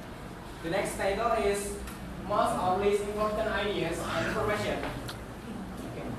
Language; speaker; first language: English; non-native, learner; Indonesian